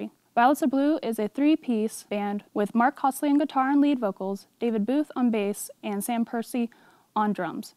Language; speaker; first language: English; native; English